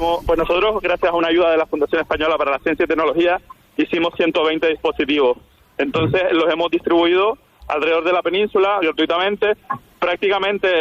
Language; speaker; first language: Spanish; non-native, local second language; Catalan